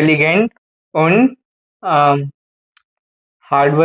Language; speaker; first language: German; non-native, learner; Hindi